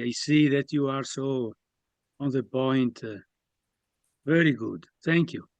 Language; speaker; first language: English; non-native, learner; Italian